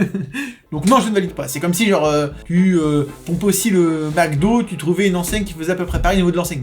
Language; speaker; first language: French; native; French